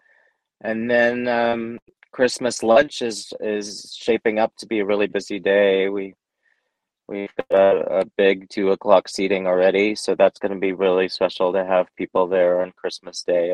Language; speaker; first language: English; native; English